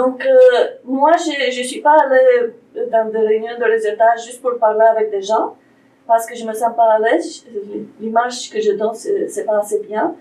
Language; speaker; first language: French; non-native, fluent; Romanian